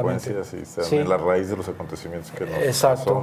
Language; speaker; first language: Spanish; native; Spanish